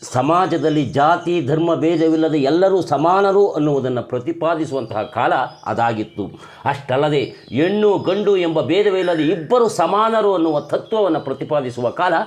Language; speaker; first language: Kannada; native; Kannada